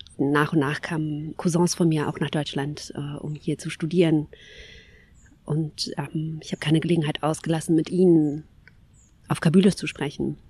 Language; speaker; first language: German; early bilingual, other home language; Kabyle